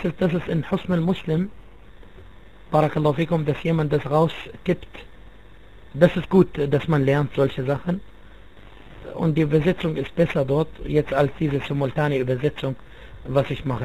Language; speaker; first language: German; non-native, fluent; Arabic